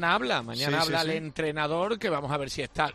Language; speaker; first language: Spanish; native; Spanish